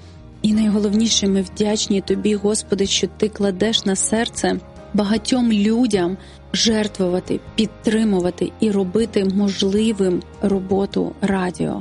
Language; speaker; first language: Ukrainian; native; Ukrainian